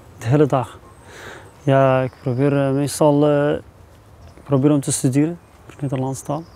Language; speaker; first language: Dutch; non-native, learner; Kurdish